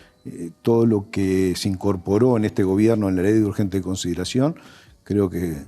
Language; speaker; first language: Spanish; native; Spanish